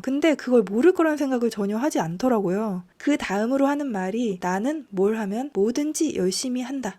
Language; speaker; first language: Korean; native; Korean